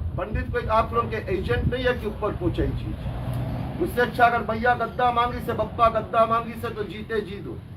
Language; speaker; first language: Hindi; native; Hindi